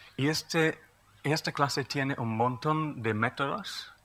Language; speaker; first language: Spanish; non-native, fluent; English